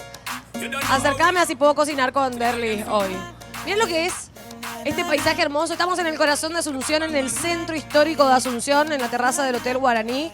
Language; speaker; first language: Spanish; native; Spanish